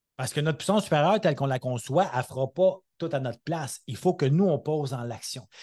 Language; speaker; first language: French; native; French